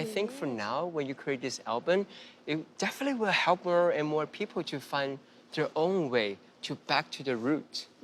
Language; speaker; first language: English; non-native, fluent; Chinese